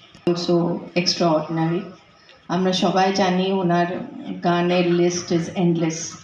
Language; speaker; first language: English; non-native, local second language; Bangla